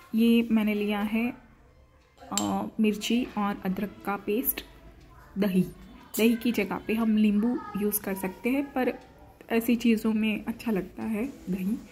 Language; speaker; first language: Hindi; non-native, local second language; Gujarati